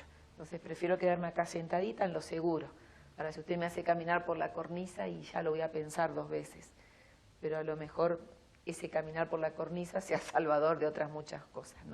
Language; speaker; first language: Spanish; native; Spanish